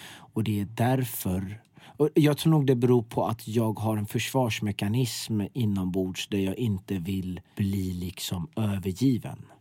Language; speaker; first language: Swedish; early bilingual, other home language; Persian